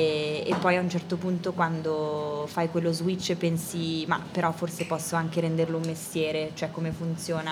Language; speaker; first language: Italian; native; Italian